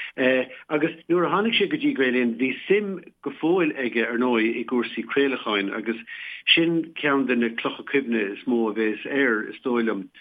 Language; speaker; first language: Irish; native; Irish